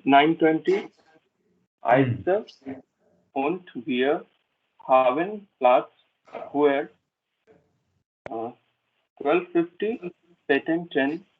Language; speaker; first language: German; non-native, learner; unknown